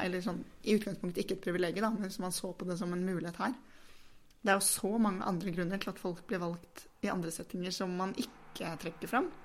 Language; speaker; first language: Norwegian; native; Norwegian